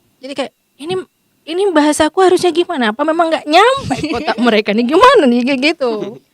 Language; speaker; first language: Indonesian; native; Indonesian